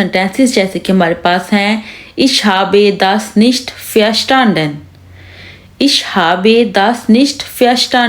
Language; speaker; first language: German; non-native, fluent; Urdu